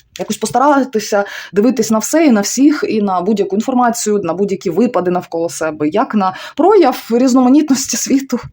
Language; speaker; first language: Ukrainian; non-native, local second language; Russian